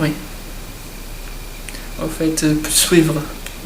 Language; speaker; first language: French; non-native, learner; Portuguese